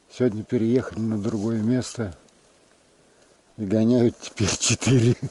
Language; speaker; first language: Russian; native; Russian